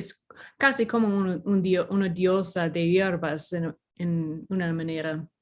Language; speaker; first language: Spanish; non-native, fluent; English